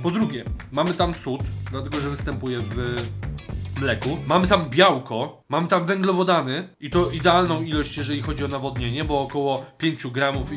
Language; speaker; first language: Polish; native; Polish